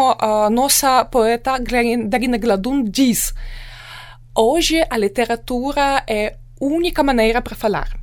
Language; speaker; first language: Portuguese; non-native, fluent; Ukrainian